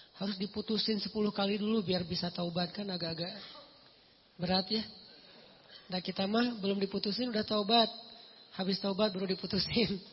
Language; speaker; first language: Indonesian; native; Indonesian